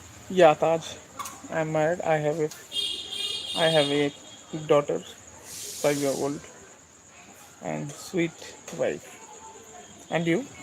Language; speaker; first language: English; non-native, local second language; Bangla